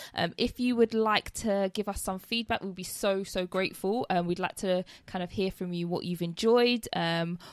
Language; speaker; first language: English; native; English